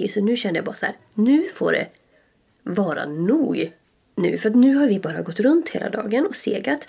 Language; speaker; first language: Swedish; native; Swedish